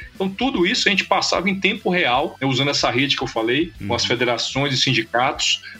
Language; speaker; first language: Portuguese; native; Portuguese